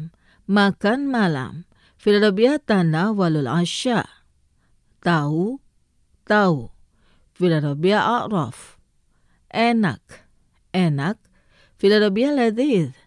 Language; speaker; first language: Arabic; non-native, fluent; Indonesian